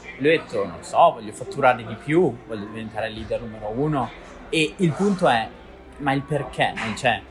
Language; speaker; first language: Italian; early bilingual, other home language; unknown